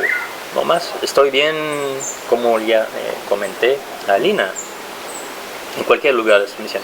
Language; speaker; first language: Spanish; non-native, fluent; French